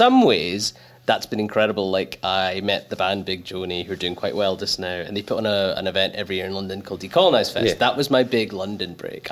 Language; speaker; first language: English; native; English